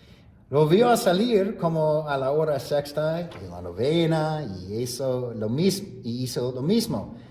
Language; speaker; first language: Spanish; non-native, fluent; English